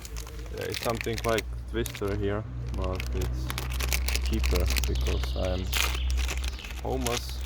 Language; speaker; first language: English; non-native, fluent; Czech